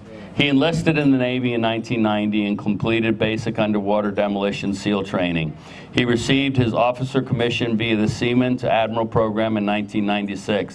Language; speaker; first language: English; native; English